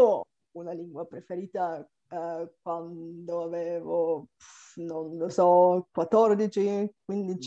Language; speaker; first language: Italian; non-native, fluent; Bulgarian